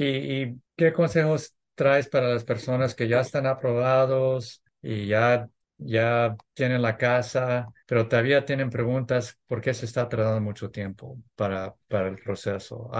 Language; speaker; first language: Spanish; early bilingual, heritage; English